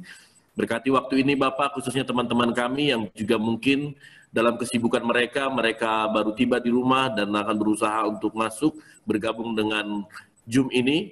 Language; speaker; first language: Indonesian; native; Indonesian